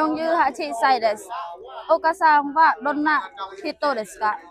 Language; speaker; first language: Japanese; non-native, learner; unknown